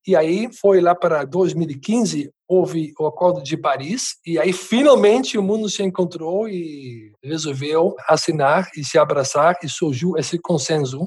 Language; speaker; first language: Portuguese; non-native, fluent; Dutch